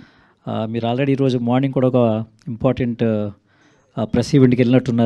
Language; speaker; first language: Telugu; native; Telugu